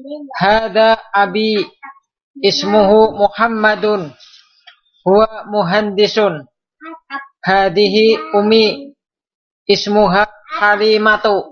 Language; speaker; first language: Arabic; non-native, learner; Indonesian